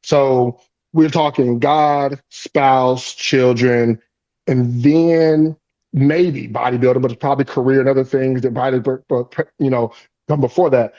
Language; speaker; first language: English; native; English